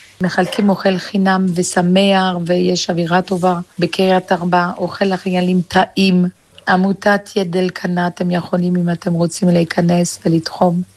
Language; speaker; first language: Hebrew; non-native, fluent; French